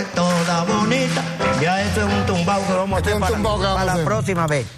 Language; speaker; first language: Spanish; native; Spanish